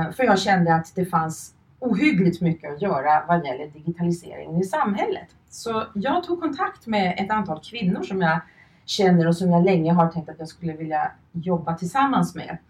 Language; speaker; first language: Swedish; early bilingual, other home language; Finnish